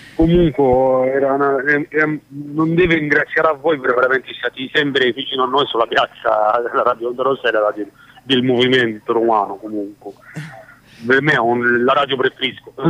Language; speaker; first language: Italian; non-native, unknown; Arabic